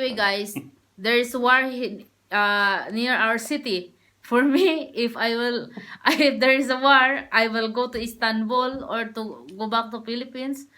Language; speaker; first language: English; non-native, learner; Filipino